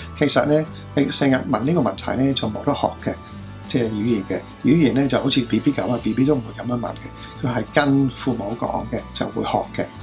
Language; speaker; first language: Cantonese; non-native, fluent; English